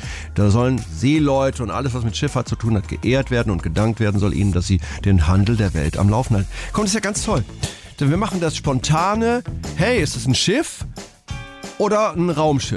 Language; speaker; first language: German; native; German